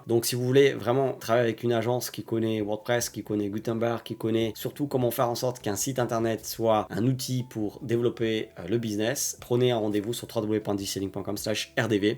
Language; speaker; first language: French; native; French